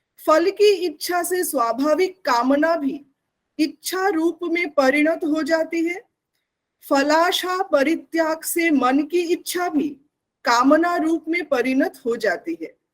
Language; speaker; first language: Hindi; non-native, local second language; Bangla